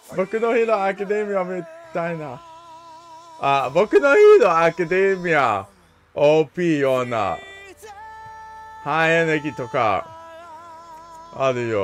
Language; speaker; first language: Japanese; non-native, learner; English